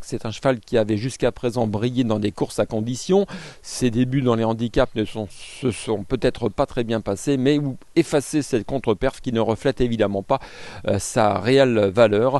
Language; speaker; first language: French; native; French